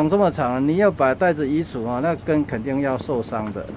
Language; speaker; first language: Chinese; native; Chinese